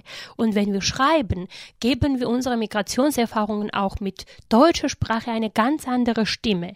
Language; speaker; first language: German; non-native, fluent; Georgian